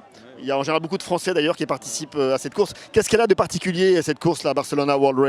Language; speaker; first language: French; native; French